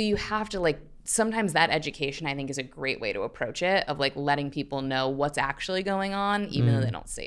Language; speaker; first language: English; native; English